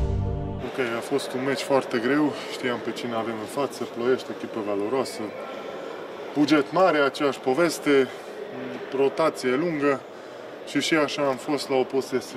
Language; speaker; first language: Romanian; non-native, local second language; Hungarian